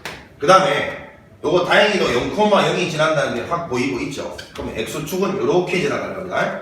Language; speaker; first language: Korean; native; Korean